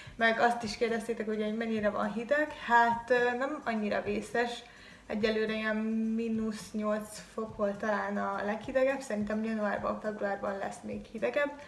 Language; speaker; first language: Hungarian; native; Hungarian